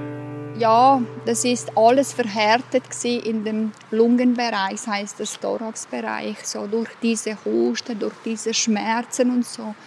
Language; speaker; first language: German; non-native, fluent; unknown